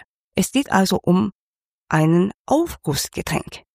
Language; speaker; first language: German; non-native, fluent; Cantonese